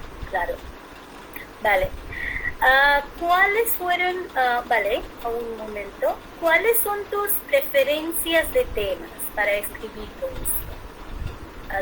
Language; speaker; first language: Spanish; non-native, fluent; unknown